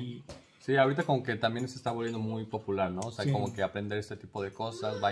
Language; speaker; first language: Spanish; native; Spanish